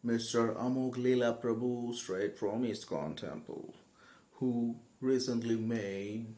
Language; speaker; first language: English; non-native, local second language; Bangla